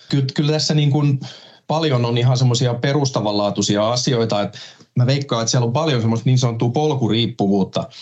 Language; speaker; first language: Finnish; native; Finnish